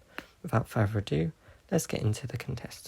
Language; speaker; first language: English; native; English